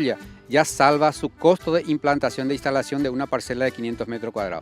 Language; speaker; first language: Spanish; native; Spanish